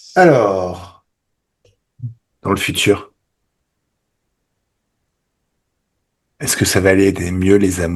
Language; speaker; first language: French; native; French